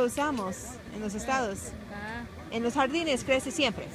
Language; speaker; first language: Spanish; non-native, fluent; English